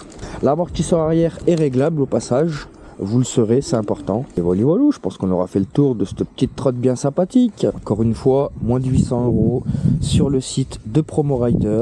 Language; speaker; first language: French; native; French